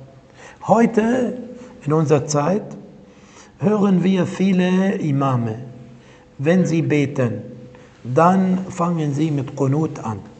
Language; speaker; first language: German; non-native, fluent; Arabic